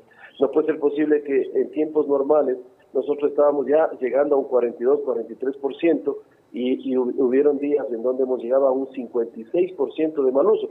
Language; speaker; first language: Spanish; native; Spanish